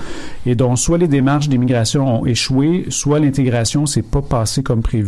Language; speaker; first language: French; native; French